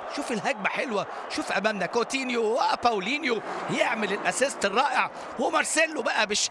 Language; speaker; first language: Arabic; native; Arabic